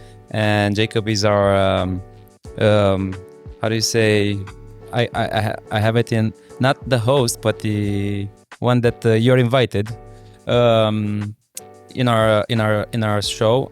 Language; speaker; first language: English; non-native, fluent; Romanian